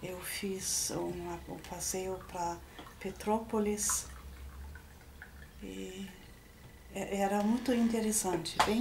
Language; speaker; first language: Portuguese; non-native, fluent; German